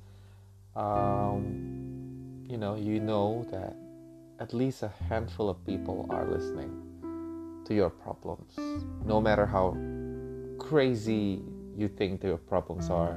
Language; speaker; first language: English; non-native, fluent; Indonesian